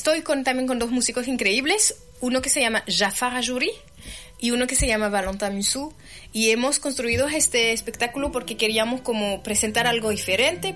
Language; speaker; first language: Spanish; non-native, fluent; French